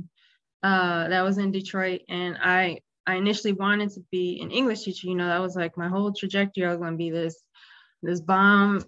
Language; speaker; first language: English; native; English